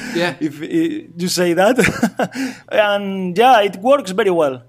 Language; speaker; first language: English; non-native, learner; Spanish